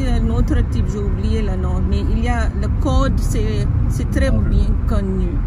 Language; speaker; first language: French; non-native, learner; English